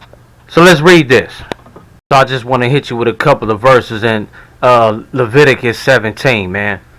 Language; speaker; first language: English; native; English